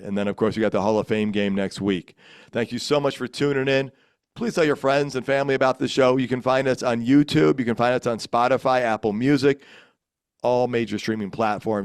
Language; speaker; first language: English; native; English